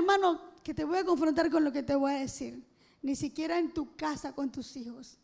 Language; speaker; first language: Spanish; native; Spanish